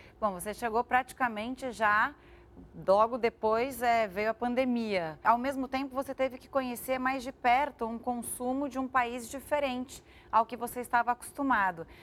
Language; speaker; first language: Portuguese; native; Portuguese